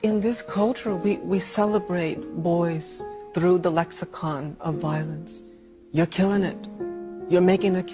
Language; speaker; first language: English; early bilingual, other home language; Vietnamese